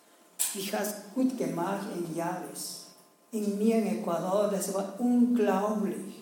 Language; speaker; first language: German; non-native, learner; Spanish